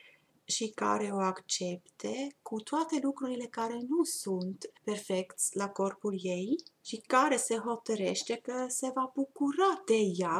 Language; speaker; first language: Romanian; non-native, fluent; German